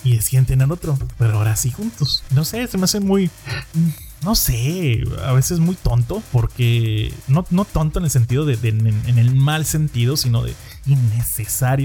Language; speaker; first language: Spanish; native; Spanish